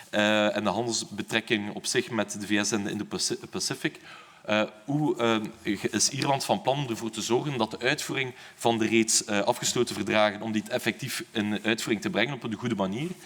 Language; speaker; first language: Dutch; native; Dutch